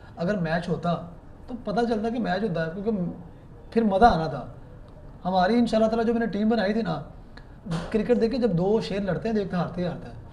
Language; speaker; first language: Urdu; non-native, local second language; Punjabi